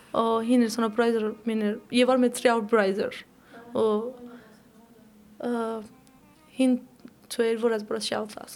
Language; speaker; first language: Icelandic; non-native, learner; Persian